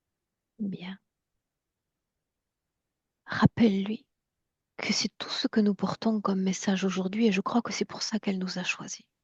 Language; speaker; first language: French; native; French